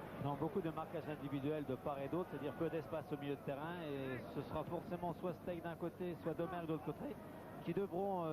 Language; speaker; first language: French; native; French